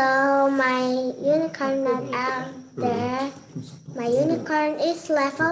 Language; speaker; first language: English; non-native, learner; Indonesian